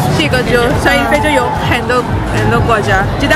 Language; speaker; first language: Chinese; non-native, learner; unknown